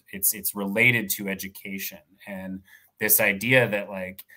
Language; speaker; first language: English; native; English